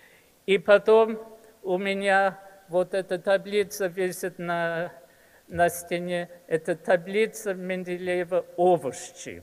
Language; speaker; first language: Russian; early bilingual, heritage; English